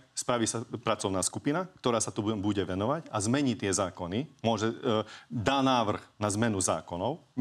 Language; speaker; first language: Slovak; non-native, local second language; Hungarian